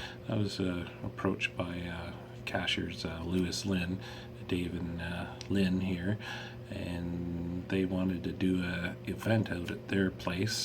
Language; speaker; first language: English; native; English